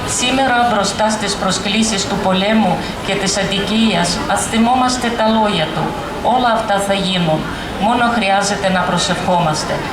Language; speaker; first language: Greek; non-native, fluent; Ukrainian